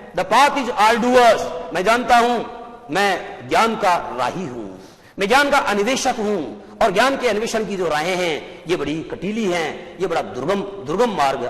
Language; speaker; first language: Hindi; native; Hindi